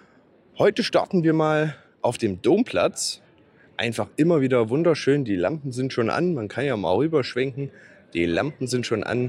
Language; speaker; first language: German; native; German